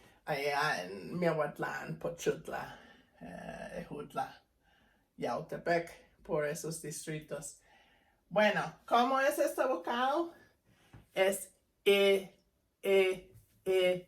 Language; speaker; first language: Spanish; non-native, fluent; English